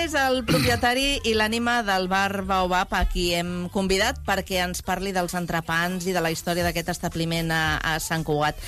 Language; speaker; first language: Catalan; native; Catalan